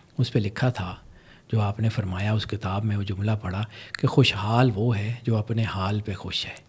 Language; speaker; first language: Urdu; non-native, local second language; Punjabi